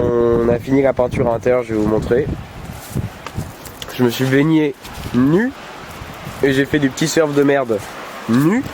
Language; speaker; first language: French; native; French